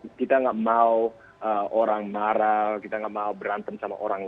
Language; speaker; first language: Indonesian; early bilingual, heritage; Indonesian